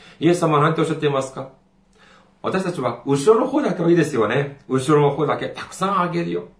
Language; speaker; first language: Japanese; non-native, fluent; Korean